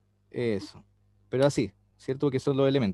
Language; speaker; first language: Spanish; native; Spanish